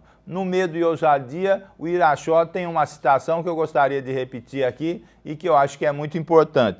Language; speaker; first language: Portuguese; native; Portuguese